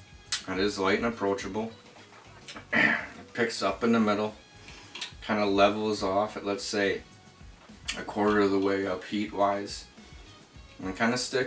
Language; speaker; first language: English; native; English